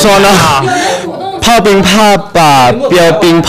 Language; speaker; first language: Chinese; native; Chinese